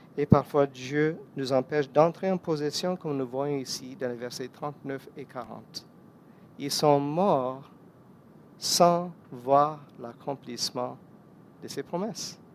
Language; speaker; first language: French; non-native, fluent; English